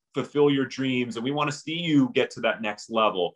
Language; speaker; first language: English; native; English